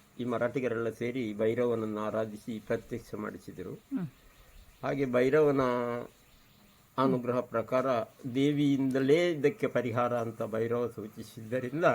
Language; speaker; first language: Kannada; non-native, local second language; Marathi